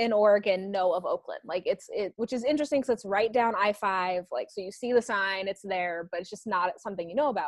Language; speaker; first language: English; native; English